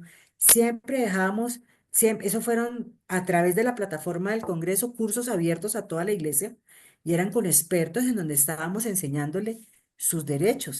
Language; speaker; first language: Spanish; native; Spanish